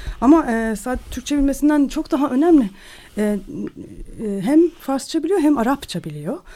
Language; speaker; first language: Turkish; native; Turkish